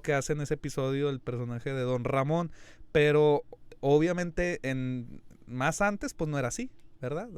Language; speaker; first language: Spanish; native; Spanish